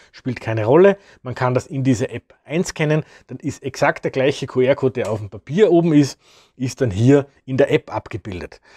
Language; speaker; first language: German; native; German